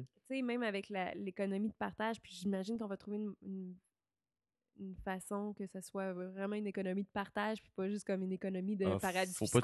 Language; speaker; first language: French; native; French